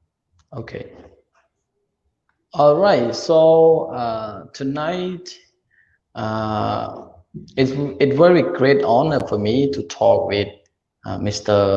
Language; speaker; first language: English; non-native, learner; Khmer